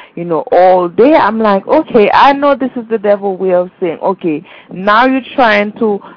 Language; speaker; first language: English; non-native, fluent; Haitian Creole